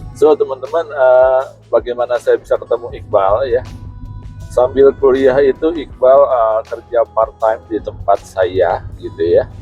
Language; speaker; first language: Indonesian; native; Indonesian